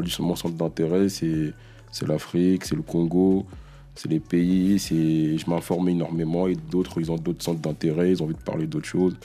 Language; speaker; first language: French; early bilingual, other home language; Lingala